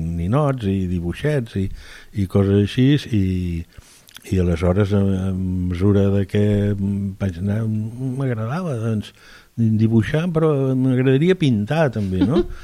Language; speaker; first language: Catalan; native; Catalan